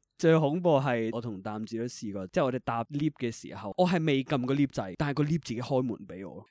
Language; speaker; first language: Cantonese; early bilingual, other home language; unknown